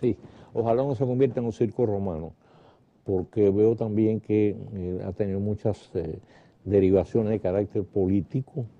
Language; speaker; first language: Spanish; native; Spanish